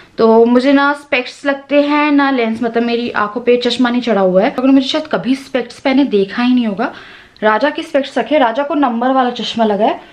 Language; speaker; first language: Hindi; native; Hindi